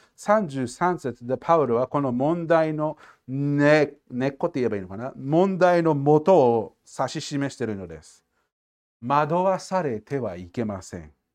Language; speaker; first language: Japanese; non-native, fluent; English